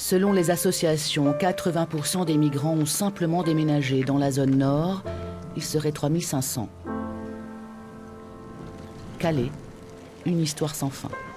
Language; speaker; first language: French; native; French